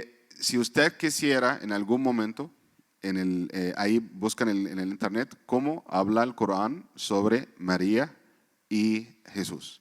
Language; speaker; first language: Spanish; non-native, fluent; Arabic